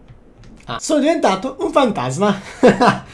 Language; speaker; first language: Italian; native; Italian